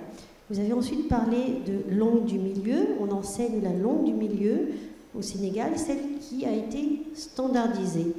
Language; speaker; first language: French; non-native, fluent; German